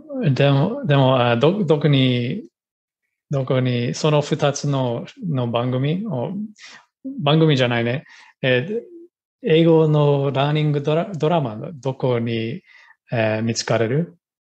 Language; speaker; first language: Japanese; non-native, learner; English